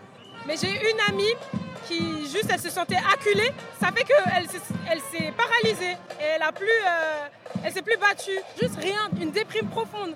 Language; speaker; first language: French; native; French